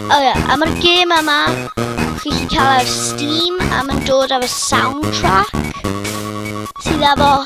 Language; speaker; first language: Welsh; non-native, local second language; English